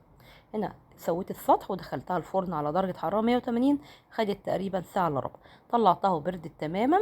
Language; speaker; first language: Arabic; native; Arabic